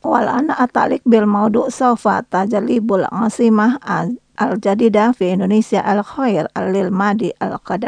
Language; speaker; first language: Arabic; non-native, learner; Indonesian